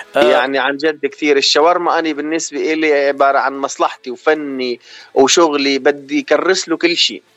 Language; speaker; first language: Arabic; native; Arabic